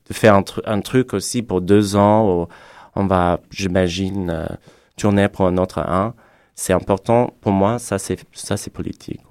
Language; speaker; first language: French; non-native, fluent; English